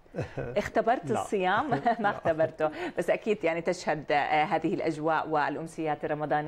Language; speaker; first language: Arabic; native; Arabic